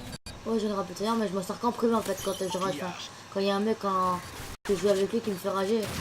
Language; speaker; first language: French; native; French